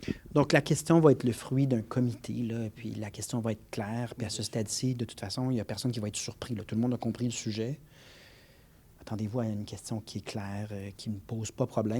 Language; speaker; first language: French; native; French